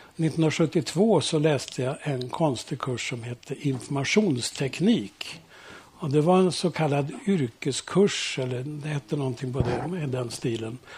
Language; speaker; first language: Swedish; early bilingual, heritage; Swedish